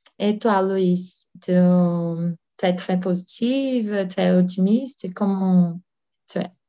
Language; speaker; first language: French; non-native, learner; Portuguese